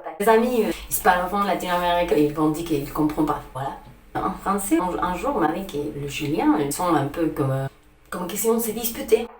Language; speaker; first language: French; non-native, fluent; Spanish